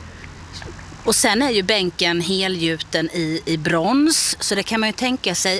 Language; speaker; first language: Swedish; native; Swedish